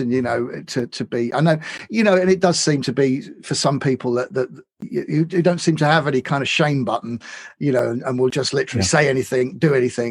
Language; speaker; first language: English; native; English